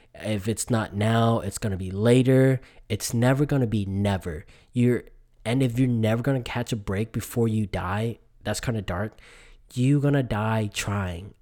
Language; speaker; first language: English; early bilingual, other home language; Vietnamese